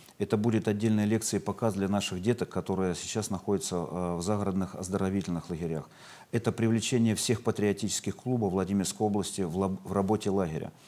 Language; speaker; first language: Russian; native; Russian